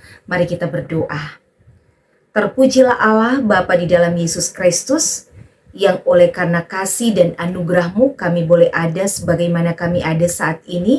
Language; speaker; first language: Indonesian; native; Indonesian